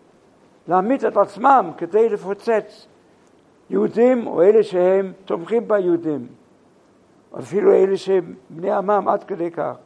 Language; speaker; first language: Hebrew; non-native, fluent; English